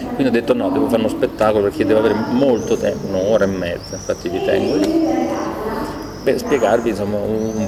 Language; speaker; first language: Italian; native; Italian